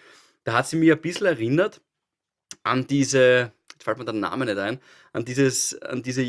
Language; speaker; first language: German; native; German